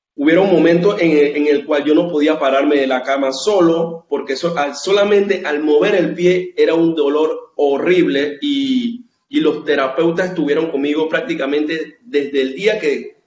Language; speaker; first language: Spanish; native; Spanish